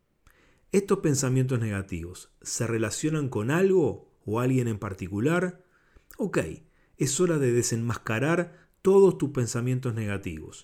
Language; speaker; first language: Spanish; native; Spanish